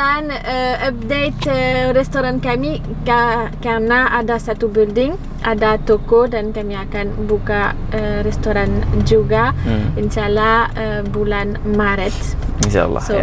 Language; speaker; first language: Indonesian; non-native, learner; French